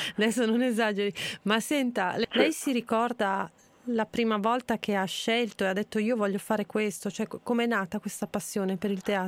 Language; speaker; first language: Italian; native; Italian